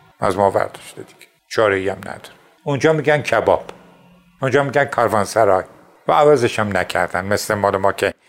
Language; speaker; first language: Persian; non-native, local second language; Azerbaijani